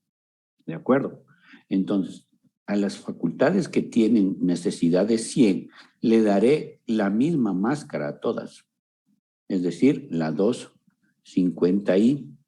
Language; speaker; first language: Spanish; native; Spanish